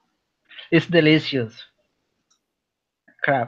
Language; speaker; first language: English; non-native, learner; Spanish